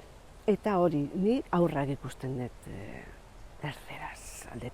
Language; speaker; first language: Basque; non-native, local second language; Spanish